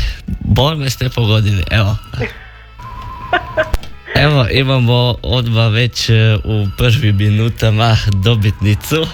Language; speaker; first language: Serbian; native; Serbian